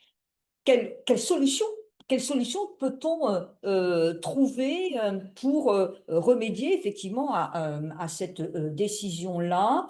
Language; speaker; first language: French; native; French